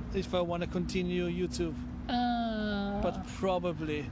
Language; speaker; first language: English; non-native, fluent; German